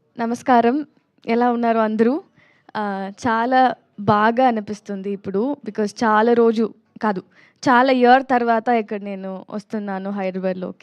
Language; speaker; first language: Telugu; non-native, learner; Tamil